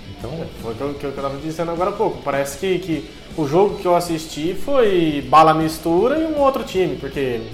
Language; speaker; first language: Portuguese; native; Portuguese